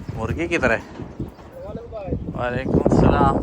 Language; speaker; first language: Hindi; non-native, local second language; Malayalam